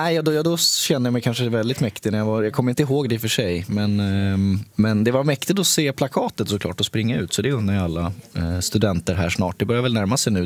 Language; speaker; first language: Swedish; native; Swedish